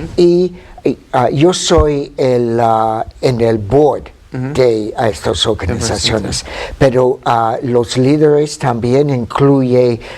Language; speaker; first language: Spanish; non-native, fluent; English